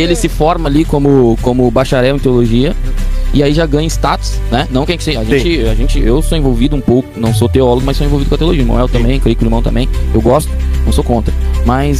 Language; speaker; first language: Portuguese; native; Portuguese